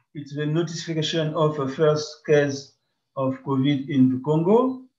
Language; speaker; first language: English; non-native, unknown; French